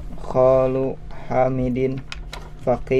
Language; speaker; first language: Arabic; non-native, learner; Indonesian